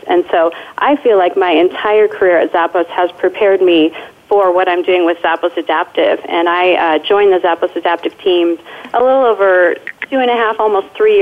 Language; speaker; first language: English; native; English